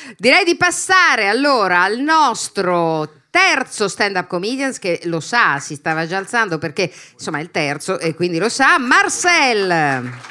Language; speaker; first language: Italian; native; Italian